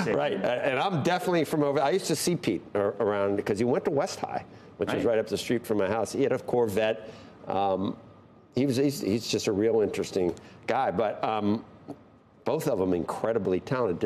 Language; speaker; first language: English; native; English